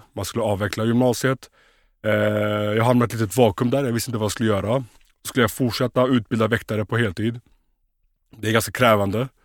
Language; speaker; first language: Swedish; native; Swedish